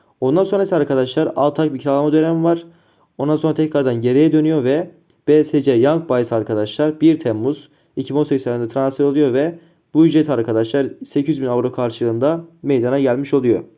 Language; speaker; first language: Turkish; native; Turkish